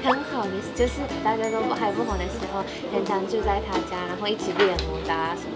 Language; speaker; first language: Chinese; non-native, fluent; Japanese